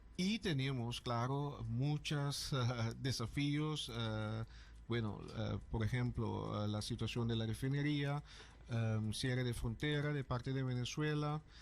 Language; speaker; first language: Spanish; non-native, fluent; Papiamento